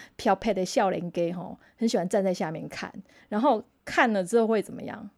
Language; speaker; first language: Chinese; non-native, local second language; Min Nan Chinese